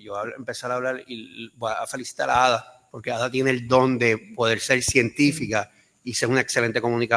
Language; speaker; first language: Spanish; native; Spanish